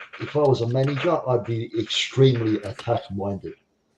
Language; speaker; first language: English; native; English